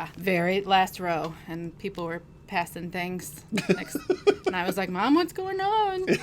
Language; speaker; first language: English; native; English